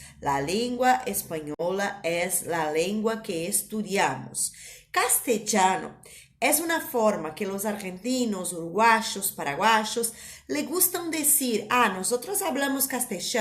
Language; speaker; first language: Spanish; non-native, fluent; Portuguese